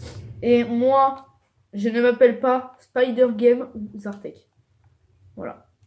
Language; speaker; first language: French; native; French